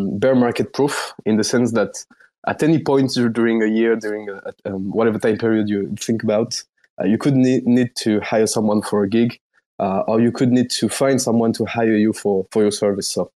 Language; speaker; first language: English; non-native, fluent; French